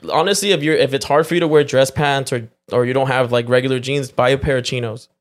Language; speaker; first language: English; early bilingual, other home language; Spanish